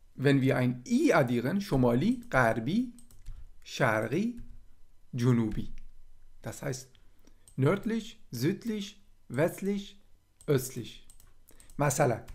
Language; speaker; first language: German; non-native, fluent; Persian